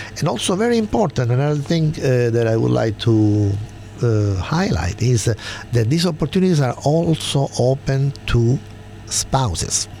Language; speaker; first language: English; non-native, fluent; Italian